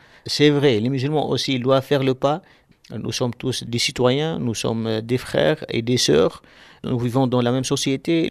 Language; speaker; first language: French; non-native, local second language; Arabic